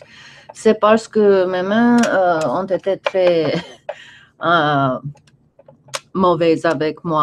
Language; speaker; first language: French; non-native, fluent; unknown